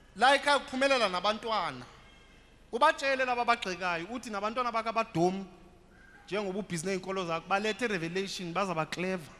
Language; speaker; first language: Zulu; native; Zulu